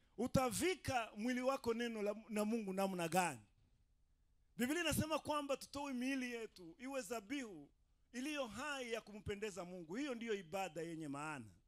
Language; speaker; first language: Swahili; non-native, local second language; Rundi